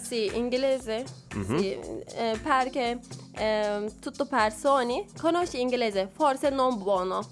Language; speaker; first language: Italian; non-native, learner; Turkish